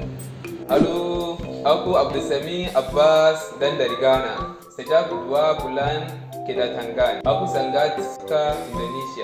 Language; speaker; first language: Indonesian; non-native, learner; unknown